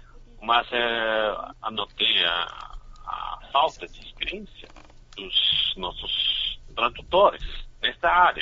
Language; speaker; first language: Portuguese; non-native, fluent; Chinese